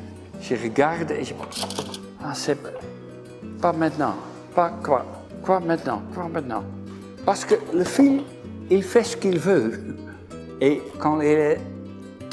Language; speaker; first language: French; non-native, fluent; Dutch